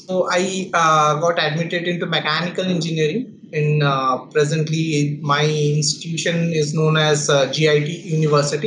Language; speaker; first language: English; non-native, local second language; Odia